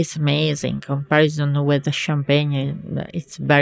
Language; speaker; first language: English; non-native, fluent; Italian